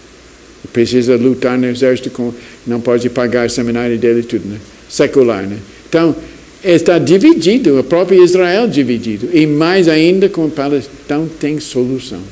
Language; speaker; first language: Portuguese; non-native, fluent; English